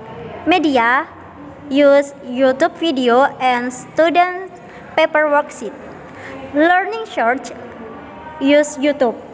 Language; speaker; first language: English; non-native, learner; Indonesian